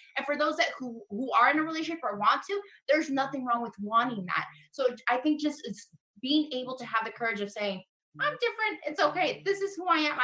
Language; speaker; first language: English; early bilingual, other home language; Spanish